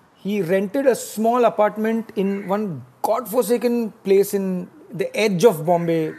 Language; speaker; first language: English; non-native, local second language; Tamil